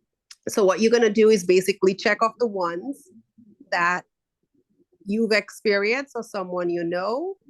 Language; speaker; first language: English; native; English